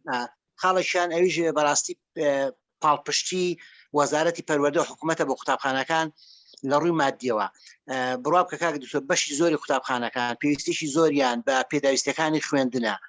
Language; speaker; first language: Central Kurdish; native; Central Kurdish